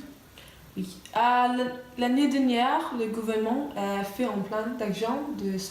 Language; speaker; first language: French; non-native, learner; Danish